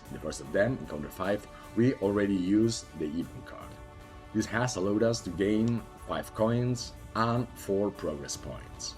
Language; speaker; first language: English; non-native, fluent; Spanish